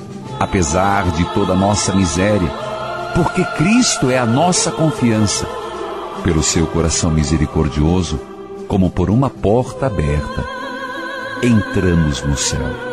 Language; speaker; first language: Portuguese; native; Portuguese